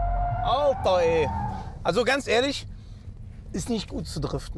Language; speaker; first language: German; native; German